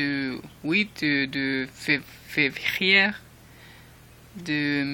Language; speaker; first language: French; non-native, learner; Spanish